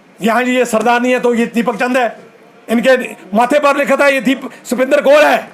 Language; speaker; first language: Hindi; non-native, local second language; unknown